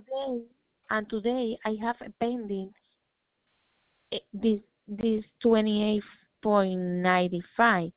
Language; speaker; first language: English; non-native, learner; Spanish